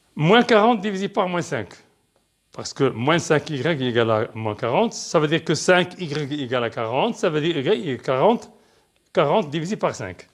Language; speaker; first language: French; non-native, local second language; Arabic